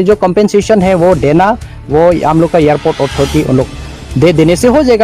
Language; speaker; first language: Hindi; non-native, local second language; Karbi